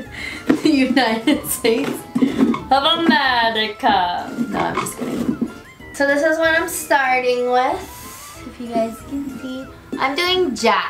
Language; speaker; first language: English; native; English